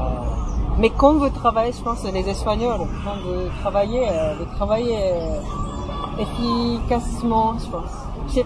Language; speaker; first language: French; non-native, fluent; Japanese